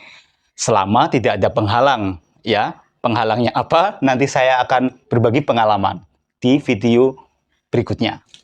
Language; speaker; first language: Indonesian; native; Indonesian